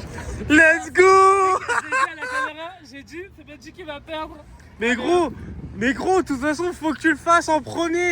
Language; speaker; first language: French; native; French